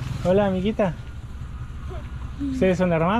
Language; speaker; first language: Spanish; non-native, fluent; German